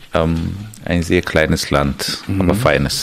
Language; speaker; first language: German; non-native, fluent; Armenian